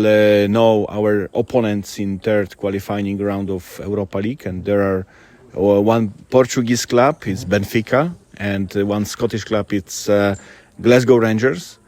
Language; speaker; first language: English; non-native, fluent; Polish